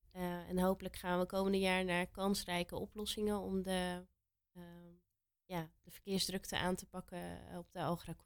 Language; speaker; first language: Dutch; native; Dutch